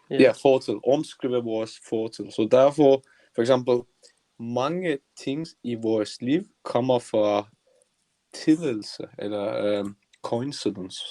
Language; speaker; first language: Danish; non-native, learner; Turkish